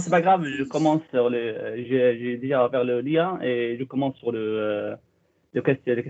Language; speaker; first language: French; non-native, fluent; Arabic